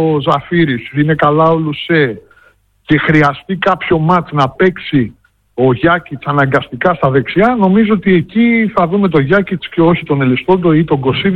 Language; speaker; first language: Greek; native; Greek